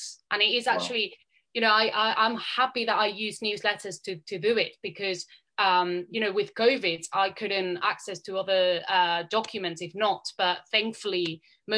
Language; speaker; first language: English; non-native, fluent; Catalan